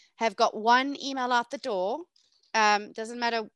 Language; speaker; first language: English; native; English